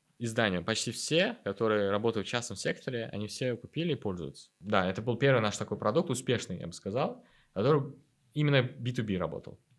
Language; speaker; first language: Russian; non-native, local second language; Uzbek